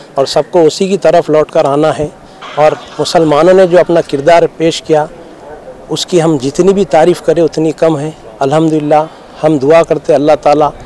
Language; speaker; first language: Urdu; native; Urdu